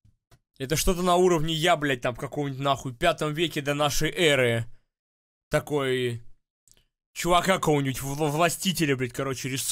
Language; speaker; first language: Russian; native; Russian